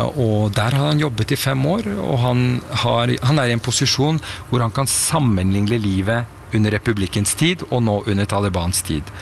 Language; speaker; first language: Norwegian; early bilingual, other home language; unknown